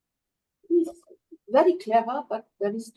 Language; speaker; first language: English; non-native, learner; German